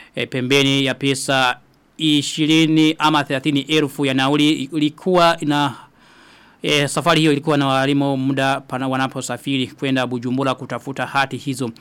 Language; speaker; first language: Swahili; non-native, local second language; Rundi